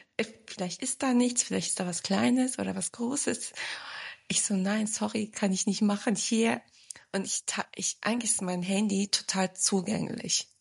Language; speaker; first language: German; early bilingual, other home language; Turkish